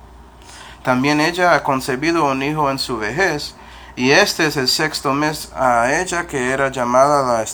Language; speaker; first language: Spanish; non-native, fluent; English